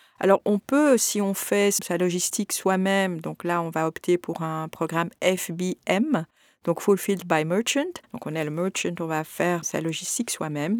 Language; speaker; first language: French; native; French